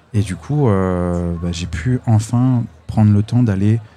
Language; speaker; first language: French; native; French